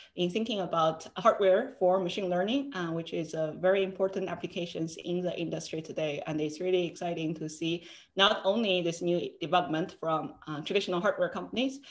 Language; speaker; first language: English; non-native, fluent; Chinese